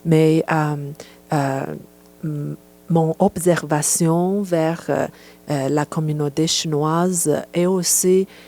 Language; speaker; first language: French; non-native, fluent; Chinese